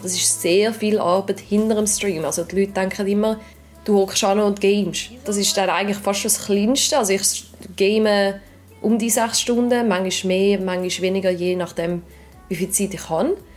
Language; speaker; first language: German; native; German